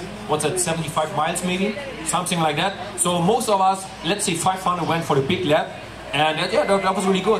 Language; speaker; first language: English; non-native, fluent; German